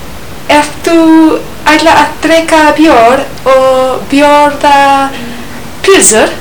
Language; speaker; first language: Icelandic; non-native, learner; English